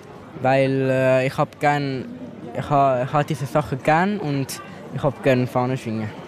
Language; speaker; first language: German; early bilingual, other home language; Italian